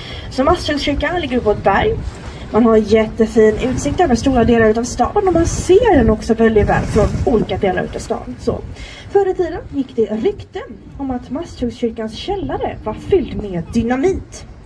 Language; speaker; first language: Swedish; native; Swedish